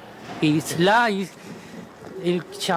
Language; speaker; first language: French; non-native, fluent; Spanish